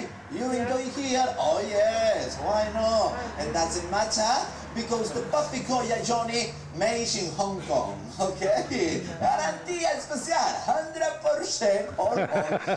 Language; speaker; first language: English; non-native, learner; Spanish